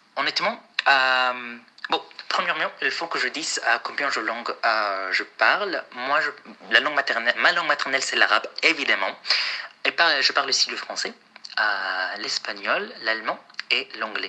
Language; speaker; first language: French; non-native, fluent; Arabic